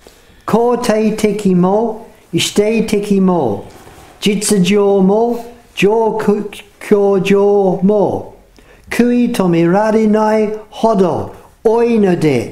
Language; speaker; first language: Japanese; non-native, fluent; English